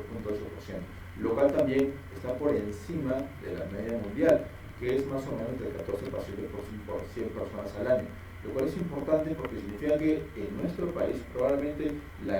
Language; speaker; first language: Spanish; native; Spanish